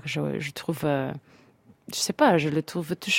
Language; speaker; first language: French; non-native, fluent; Spanish